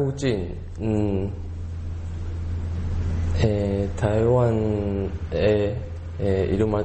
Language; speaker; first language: Japanese; non-native, learner; Chinese